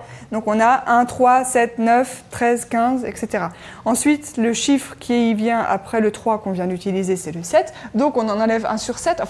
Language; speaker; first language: French; native; French